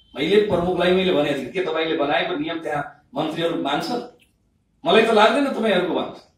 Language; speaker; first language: Nepali; non-native, local second language; Bhojpuri